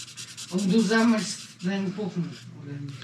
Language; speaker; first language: German; non-native, learner; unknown